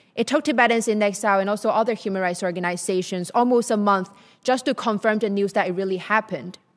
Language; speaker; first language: English; non-native, local second language; Cantonese